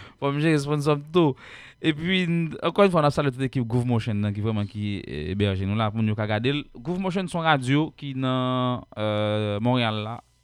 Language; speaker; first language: French; non-native, local second language; Haitian Creole